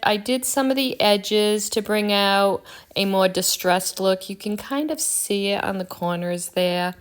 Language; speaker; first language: English; native; English